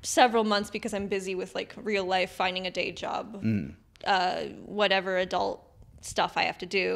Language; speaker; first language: English; native; English